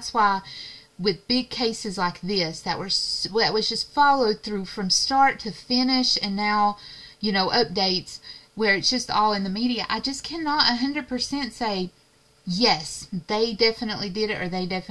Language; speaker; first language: English; native; English